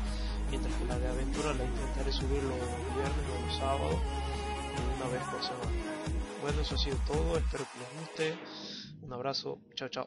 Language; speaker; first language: Spanish; native; Spanish